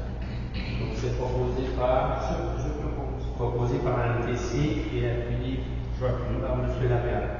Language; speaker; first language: French; native; French